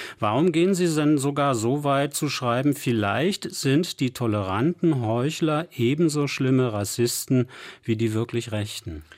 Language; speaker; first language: German; native; German